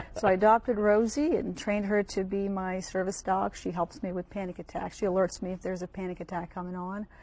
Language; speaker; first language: English; early bilingual, other home language; Bosnian